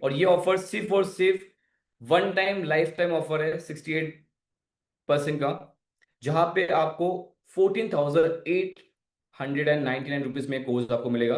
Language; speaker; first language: Hindi; native; Hindi